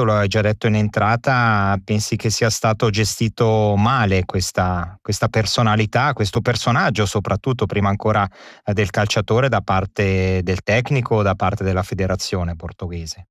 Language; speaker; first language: Italian; native; Italian